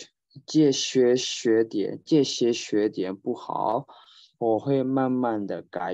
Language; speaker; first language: Chinese; non-native, learner; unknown